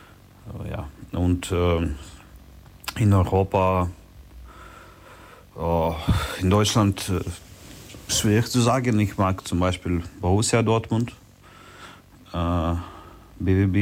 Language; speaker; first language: German; non-native, learner; Ukrainian